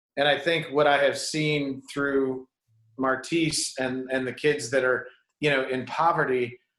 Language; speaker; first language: English; native; English